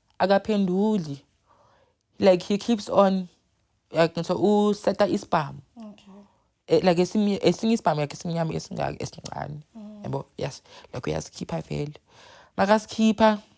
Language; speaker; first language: Zulu; native; Zulu